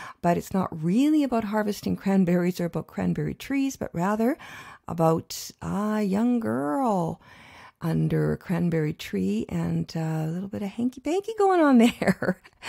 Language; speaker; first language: English; native; English